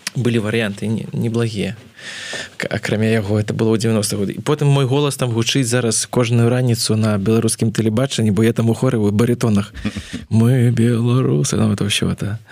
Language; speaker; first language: Belarusian; non-native, local second language; Russian